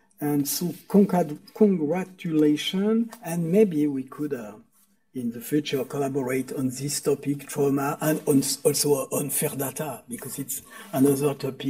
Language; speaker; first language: English; non-native, fluent; French